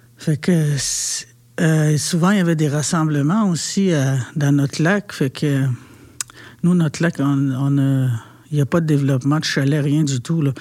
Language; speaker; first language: French; non-native, local second language; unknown